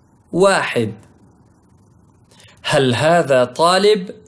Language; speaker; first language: Arabic; non-native, fluent; Pashto